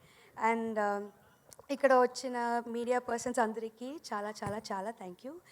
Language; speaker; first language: Telugu; non-native, learner; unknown